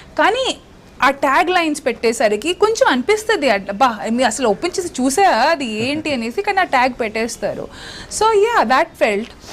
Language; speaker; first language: Telugu; non-native, local second language; Hindi